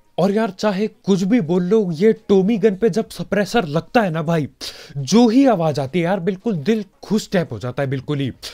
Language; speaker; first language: Hindi; native; Hindi